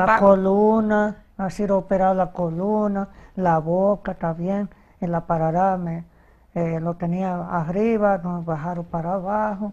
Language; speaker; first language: Spanish; early bilingual, heritage; Spanish